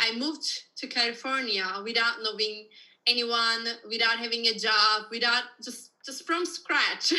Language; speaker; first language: English; non-native, fluent; Turkish